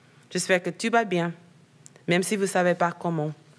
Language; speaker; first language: French; non-native, learner; English